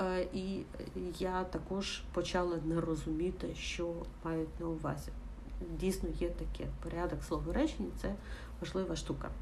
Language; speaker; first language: Ukrainian; non-native, local second language; Russian